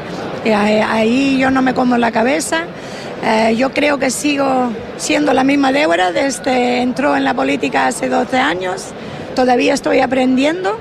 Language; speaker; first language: Spanish; non-native, fluent; English